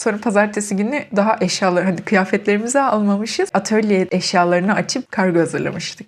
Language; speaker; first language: Turkish; native; Turkish